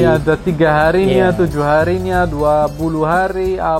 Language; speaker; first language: Indonesian; non-native, fluent; Arabic